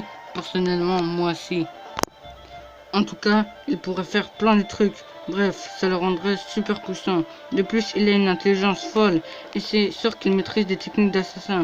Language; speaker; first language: French; native; French